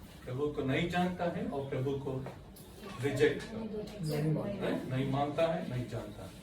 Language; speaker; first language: Hindi; non-native, local second language; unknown